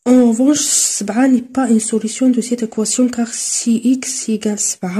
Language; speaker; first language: French; non-native, local second language; Arabic